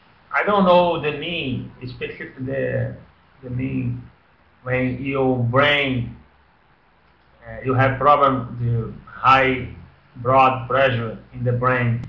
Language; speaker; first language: English; non-native, learner; Portuguese